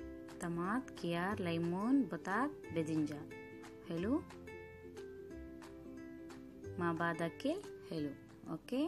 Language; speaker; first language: Arabic; non-native, learner; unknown